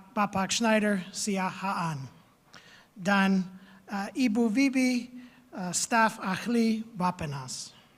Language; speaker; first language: Indonesian; non-native, learner; English